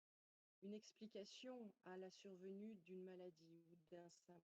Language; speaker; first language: French; native; French